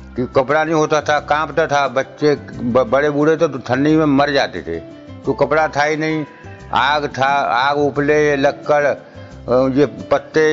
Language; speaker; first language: Hindi; native; Hindi